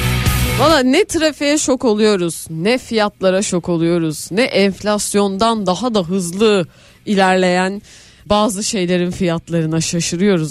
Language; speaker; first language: Turkish; native; Turkish